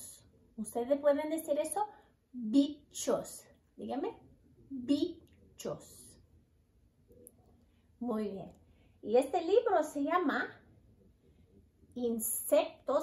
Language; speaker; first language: Spanish; early bilingual, heritage; Spanish